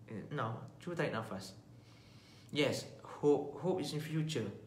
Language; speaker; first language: English; non-native, local second language; Malay